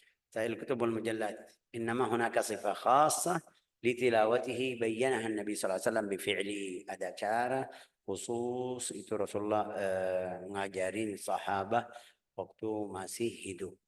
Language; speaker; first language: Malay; non-native, fluent; Arabic